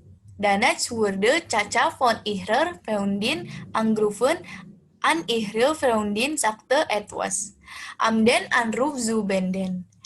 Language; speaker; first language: German; non-native, learner; Indonesian